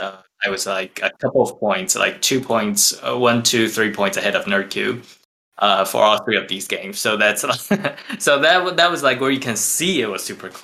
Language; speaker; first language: English; non-native, fluent; Chinese